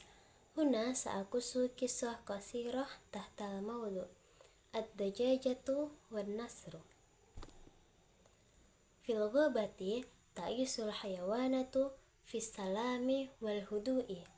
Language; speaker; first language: Arabic; non-native, learner; Indonesian